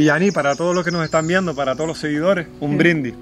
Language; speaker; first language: Spanish; native; Spanish